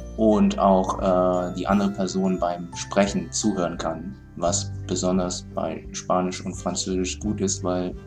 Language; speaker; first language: German; native; German